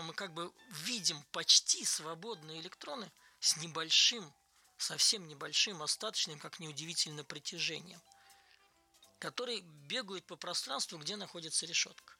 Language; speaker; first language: Russian; native; Russian